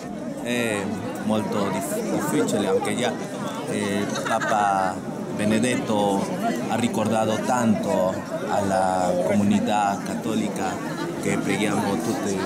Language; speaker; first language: Italian; non-native, fluent; Spanish